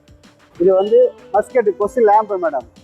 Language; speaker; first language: Tamil; native; Tamil